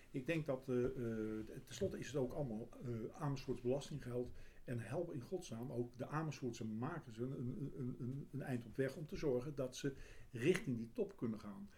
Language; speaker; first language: Dutch; native; Dutch